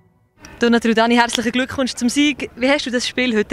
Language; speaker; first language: German; native; German